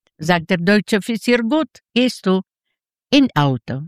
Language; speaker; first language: German; non-native, learner; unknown